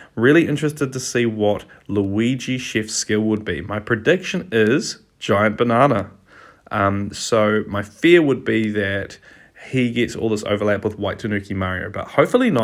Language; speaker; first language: English; native; English